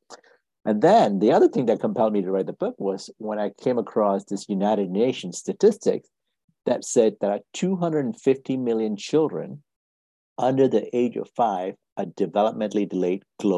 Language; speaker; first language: English; non-native, local second language; Tamil